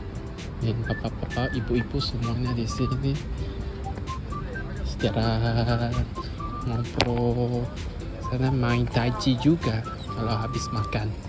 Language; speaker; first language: Indonesian; non-native, fluent; Chinese